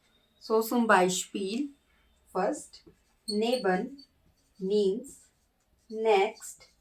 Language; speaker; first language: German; non-native, learner; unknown